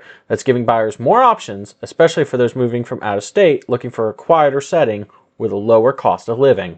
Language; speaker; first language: English; native; English